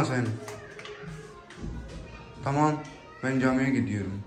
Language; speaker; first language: Turkish; non-native, learner; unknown